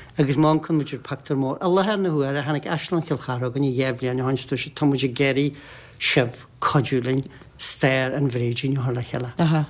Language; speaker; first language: Irish; native; Irish